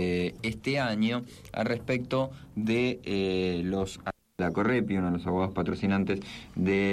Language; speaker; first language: Spanish; native; Spanish